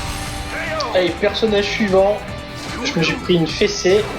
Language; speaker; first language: French; native; French